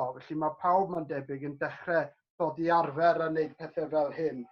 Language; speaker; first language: Welsh; native; Welsh